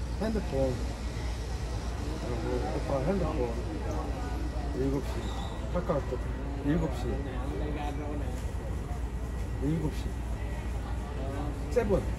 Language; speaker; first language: Korean; non-native, learner; Vietnamese